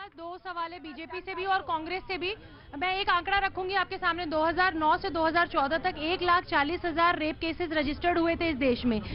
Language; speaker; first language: Hindi; native; Hindi